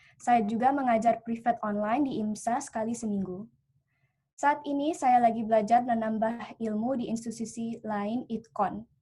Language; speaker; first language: Indonesian; early bilingual, heritage; Indonesian